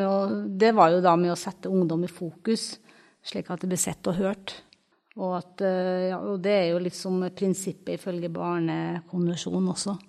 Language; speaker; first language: Norwegian; native; Norwegian